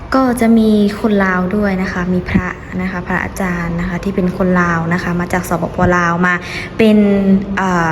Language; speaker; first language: Thai; native; Thai